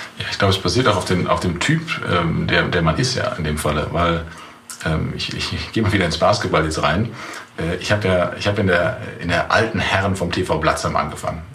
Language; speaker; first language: German; native; German